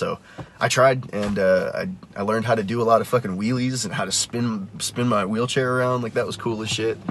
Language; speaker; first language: English; native; English